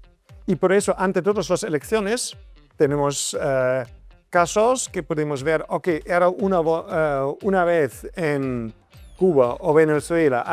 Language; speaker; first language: Spanish; non-native, fluent; German